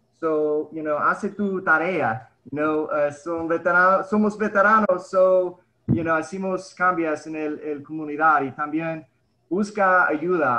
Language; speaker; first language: Spanish; early bilingual, heritage; English